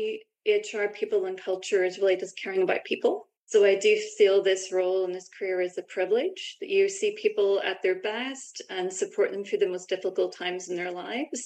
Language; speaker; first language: English; native; English